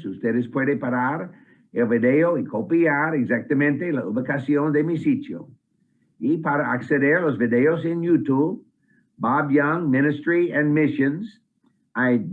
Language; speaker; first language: Spanish; non-native, fluent; English